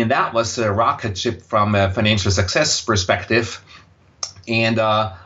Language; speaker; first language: English; non-native, fluent; German